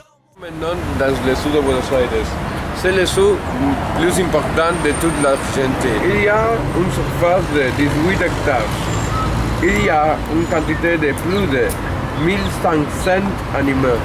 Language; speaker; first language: French; non-native, learner; Spanish